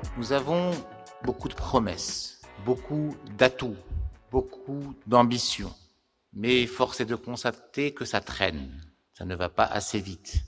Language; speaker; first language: French; non-native, local second language; Arabic